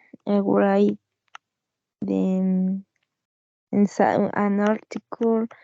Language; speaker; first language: English; non-native, learner; Spanish